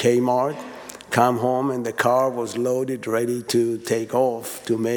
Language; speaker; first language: English; non-native, fluent; Hebrew